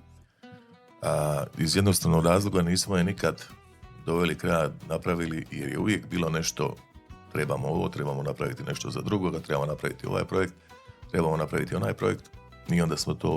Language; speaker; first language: Bosnian; native; Bosnian